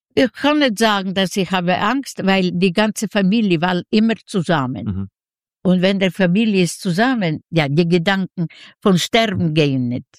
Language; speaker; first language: German; non-native, learner; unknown